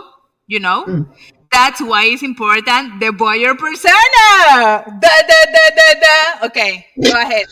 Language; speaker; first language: English; non-native, learner; Spanish